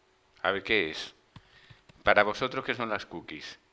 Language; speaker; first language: Spanish; native; Spanish